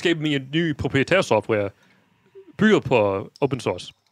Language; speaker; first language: Danish; non-native, fluent; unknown